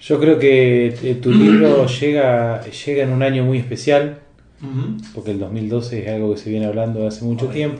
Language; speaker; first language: Spanish; native; Spanish